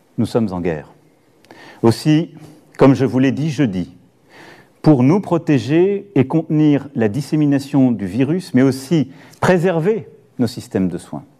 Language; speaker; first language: French; native; French